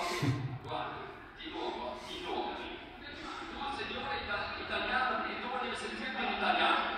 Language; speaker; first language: Italian; non-native, fluent; German